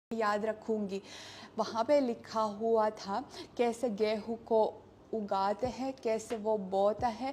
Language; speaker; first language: Hindi; non-native, fluent; Russian